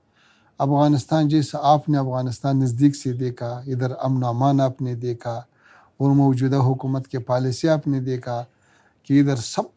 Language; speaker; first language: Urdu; non-native, fluent; Pashto